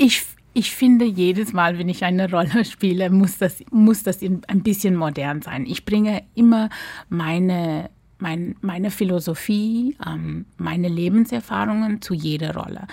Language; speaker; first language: German; non-native, fluent; English